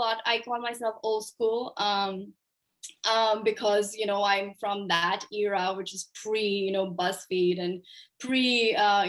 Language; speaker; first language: English; non-native, local second language; Urdu